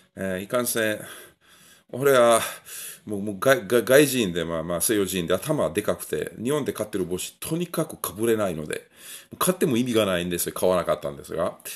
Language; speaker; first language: Japanese; non-native, fluent; Italian